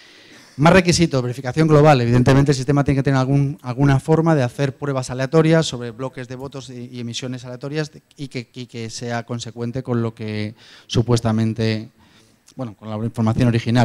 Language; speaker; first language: Spanish; native; Spanish